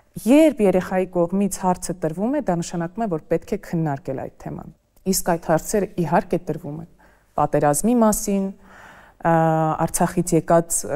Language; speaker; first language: Armenian; native; Armenian